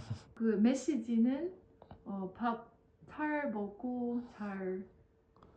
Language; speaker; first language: Korean; non-native, learner; Dutch